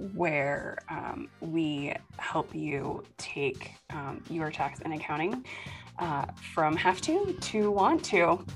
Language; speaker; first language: English; native; English